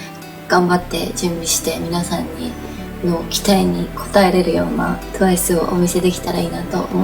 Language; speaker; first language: Japanese; native; Japanese